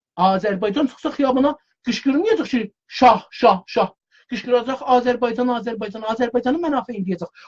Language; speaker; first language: Azerbaijani; native; Azerbaijani